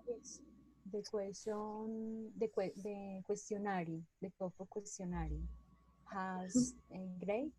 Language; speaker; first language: English; non-native, learner; Spanish